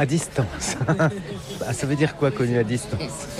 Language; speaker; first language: French; native; French